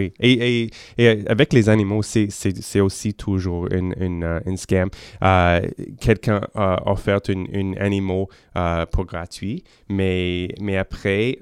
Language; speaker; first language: French; non-native, local second language; English